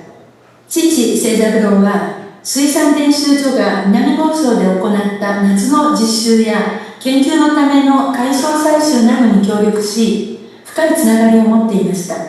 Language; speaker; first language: Japanese; native; Japanese